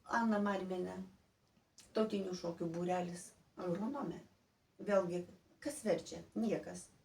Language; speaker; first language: Lithuanian; native; Lithuanian